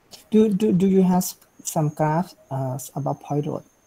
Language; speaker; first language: English; non-native, learner; Thai